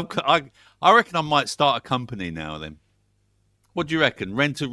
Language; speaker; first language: English; native; English